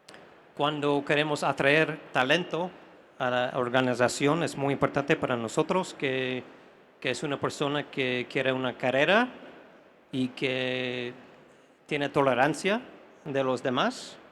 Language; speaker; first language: Spanish; non-native, fluent; English